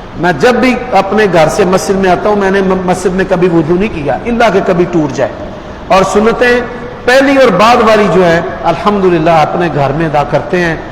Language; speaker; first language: Urdu; non-native, local second language; Punjabi